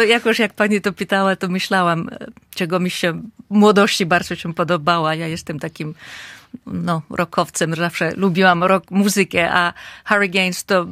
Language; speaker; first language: Polish; non-native, fluent; Finnish